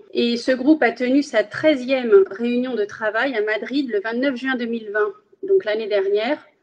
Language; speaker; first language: French; early bilingual, other home language; Spanish